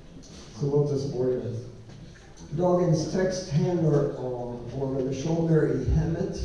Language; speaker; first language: Swedish; non-native, learner; English